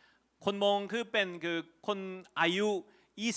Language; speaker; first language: Thai; non-native, fluent; Korean